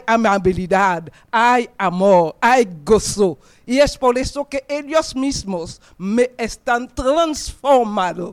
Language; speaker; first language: Spanish; non-native, fluent; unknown